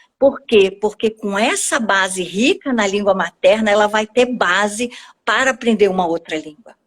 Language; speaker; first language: Portuguese; native; Portuguese